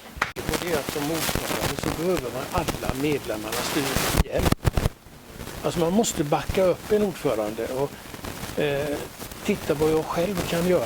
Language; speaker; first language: Swedish; non-native, fluent; Somali